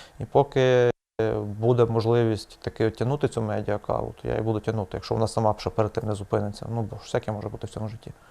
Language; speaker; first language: Ukrainian; native; Ukrainian